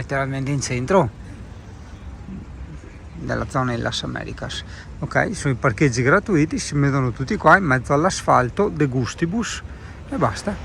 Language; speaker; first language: Italian; native; Italian